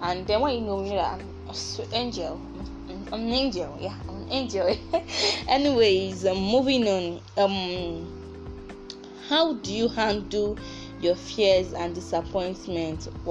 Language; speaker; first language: English; non-native, local second language; Igbo